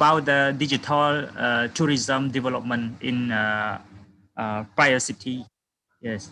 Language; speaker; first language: English; non-native, fluent; Khmer